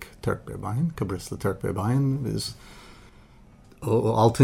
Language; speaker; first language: Turkish; non-native, learner; English